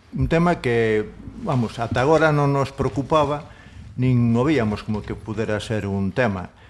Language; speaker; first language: Galician; non-native, local second language; Spanish